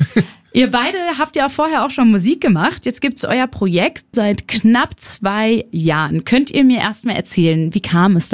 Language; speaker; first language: German; native; German